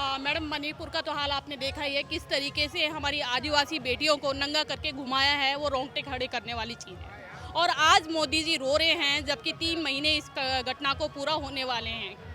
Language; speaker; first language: Hindi; native; Hindi